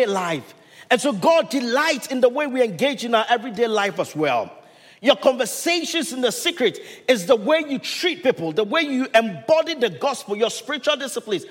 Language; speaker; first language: English; non-native, local second language; Akan